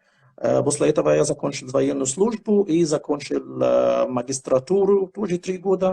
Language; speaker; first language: Russian; non-native, fluent; Arabic